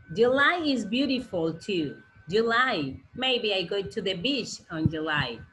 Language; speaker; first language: English; non-native, learner; Spanish